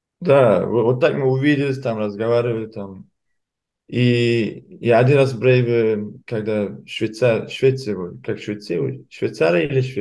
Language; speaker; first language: Russian; early bilingual, heritage; Kumyk